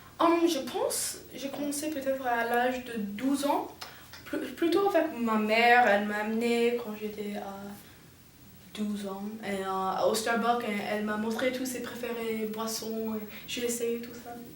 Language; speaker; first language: French; non-native, learner; English